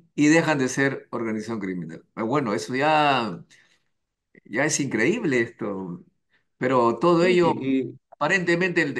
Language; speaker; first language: Spanish; native; Spanish